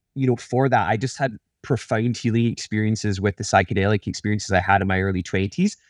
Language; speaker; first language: English; native; English